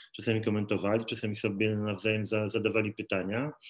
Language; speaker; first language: Polish; native; Polish